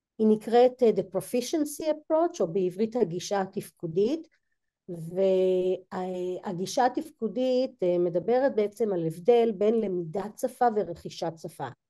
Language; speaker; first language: Hebrew; native; Hebrew